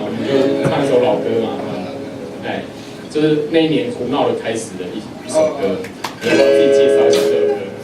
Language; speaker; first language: Chinese; native; Chinese